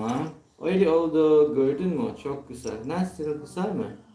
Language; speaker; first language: Turkish; non-native, learner; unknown